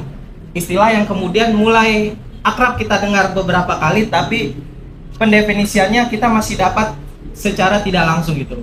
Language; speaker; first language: Indonesian; native; Indonesian